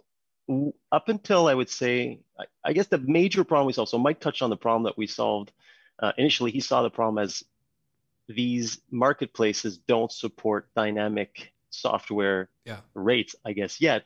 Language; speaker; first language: English; non-native, fluent; French